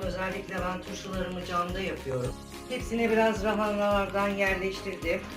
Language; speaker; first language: Turkish; native; Turkish